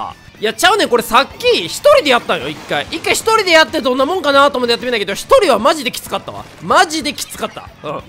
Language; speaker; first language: Japanese; native; Japanese